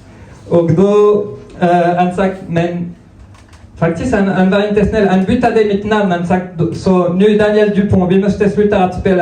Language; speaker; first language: Swedish; non-native, fluent; French